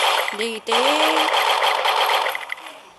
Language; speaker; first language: Portuguese; native; Portuguese